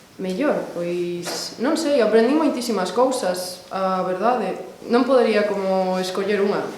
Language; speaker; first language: Galician; native; Galician